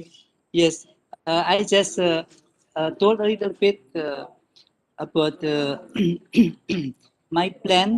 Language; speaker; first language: English; non-native, learner; Indonesian